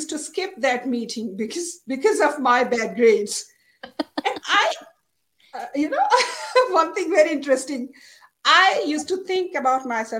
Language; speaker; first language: English; non-native, local second language; Urdu